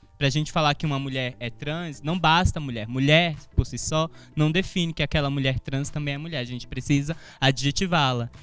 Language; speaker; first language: Portuguese; native; Portuguese